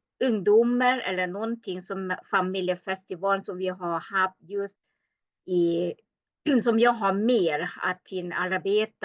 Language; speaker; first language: Swedish; non-native, learner; Thai